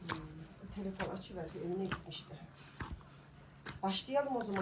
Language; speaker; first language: Turkish; native; Turkish